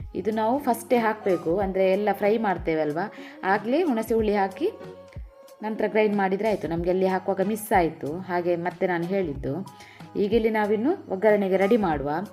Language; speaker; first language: Kannada; native; Kannada